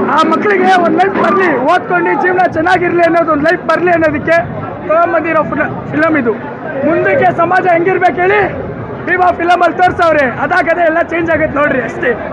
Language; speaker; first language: Kannada; native; Kannada